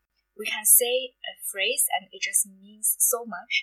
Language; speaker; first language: English; non-native, fluent; Chinese